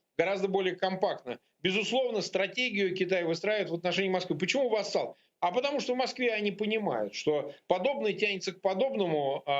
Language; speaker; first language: Russian; native; Russian